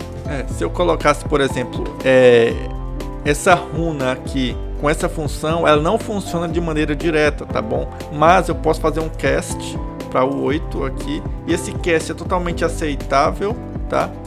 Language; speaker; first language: Portuguese; native; Portuguese